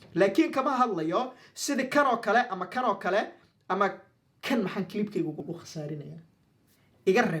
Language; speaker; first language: Somali; non-native, local second language; Maay